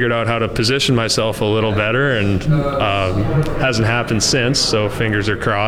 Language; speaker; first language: English; native; English